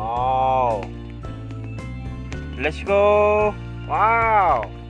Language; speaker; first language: English; non-native, learner; Khmer